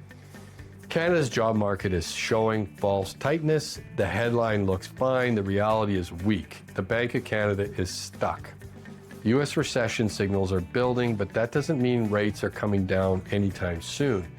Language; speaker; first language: English; native; English